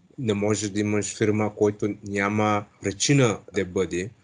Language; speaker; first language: Bulgarian; non-native, learner; English